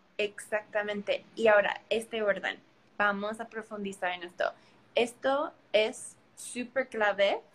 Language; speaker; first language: Spanish; early bilingual, heritage; Spanish